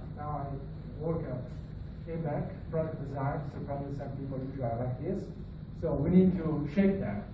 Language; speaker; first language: English; non-native, learner; Italian